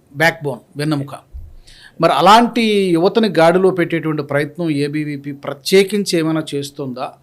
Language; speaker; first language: Telugu; native; Telugu